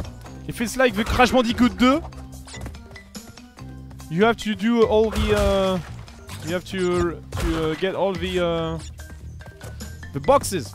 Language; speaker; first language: English; non-native, fluent; French